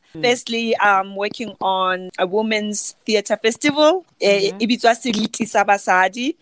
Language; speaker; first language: English; non-native, local second language; Southern Sotho